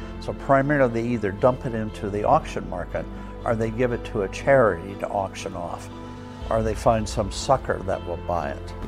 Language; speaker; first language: English; native; English